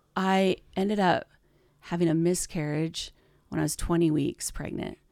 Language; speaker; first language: English; native; English